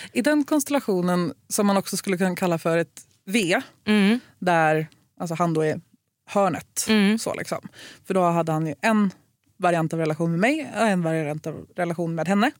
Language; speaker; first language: Swedish; native; Swedish